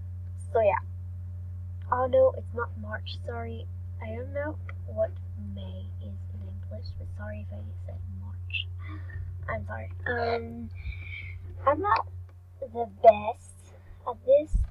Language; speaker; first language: English; non-native, learner; French